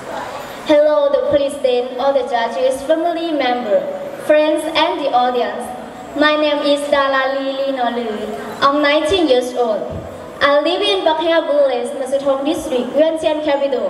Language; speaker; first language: English; non-native, learner; Hmong